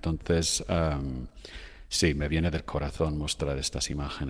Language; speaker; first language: Spanish; non-native, fluent; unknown